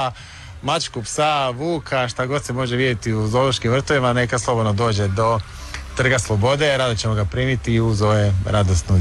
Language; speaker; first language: Serbian; native; Serbian